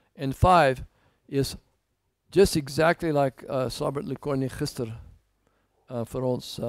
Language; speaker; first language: English; native; English